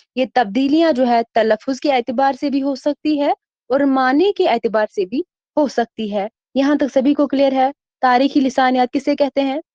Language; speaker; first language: Urdu; non-native, local second language; Kashmiri